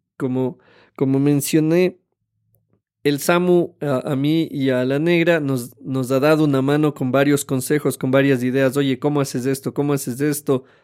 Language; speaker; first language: Spanish; native; Spanish